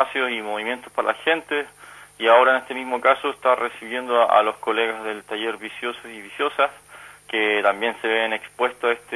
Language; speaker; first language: Spanish; native; Spanish